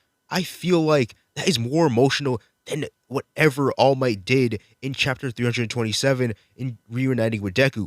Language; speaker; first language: English; native; English